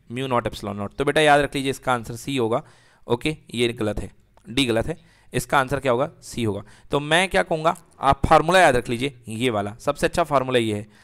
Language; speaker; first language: Hindi; native; Hindi